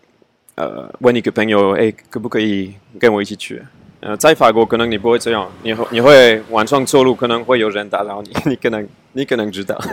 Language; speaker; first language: Chinese; non-native, fluent; French